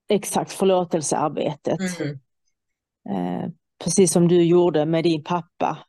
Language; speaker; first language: Swedish; non-native, fluent; Persian